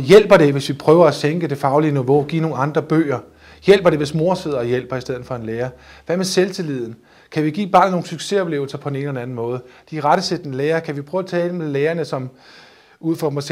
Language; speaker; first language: Danish; native; Danish